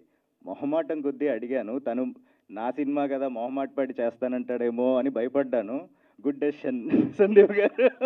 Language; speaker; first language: Telugu; native; Telugu